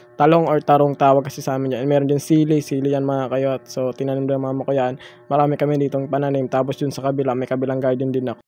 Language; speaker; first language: Filipino; non-native, local second language; Masbatenyo